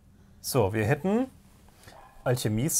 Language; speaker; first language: German; native; German